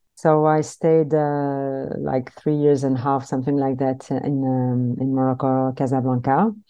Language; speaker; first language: English; non-native, fluent; French